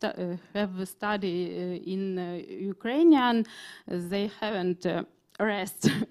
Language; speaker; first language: English; non-native, learner; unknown